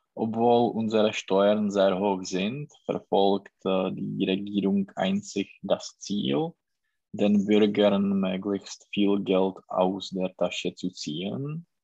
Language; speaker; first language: German; non-native, learner; Czech